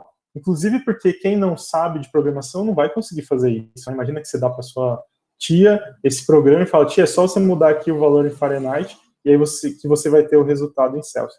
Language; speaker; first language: Portuguese; native; Portuguese